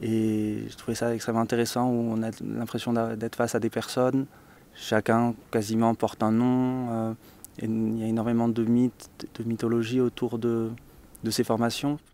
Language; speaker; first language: French; native; French